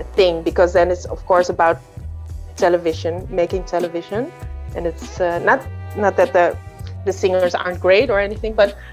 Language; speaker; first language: English; early bilingual, other home language; Indonesian